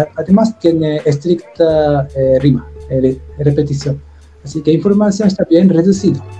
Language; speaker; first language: Spanish; non-native, learner; Japanese